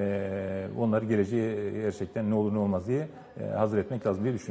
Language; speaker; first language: Turkish; native; Turkish